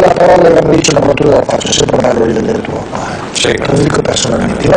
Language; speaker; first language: Italian; native; Italian